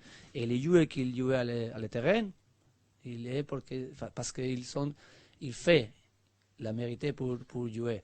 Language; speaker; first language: French; non-native, learner; Spanish